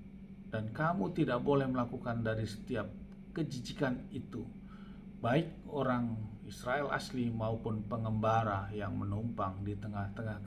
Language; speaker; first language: Indonesian; native; Indonesian